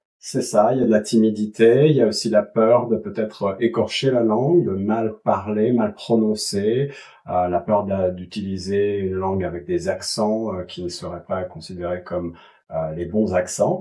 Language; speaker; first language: French; native; French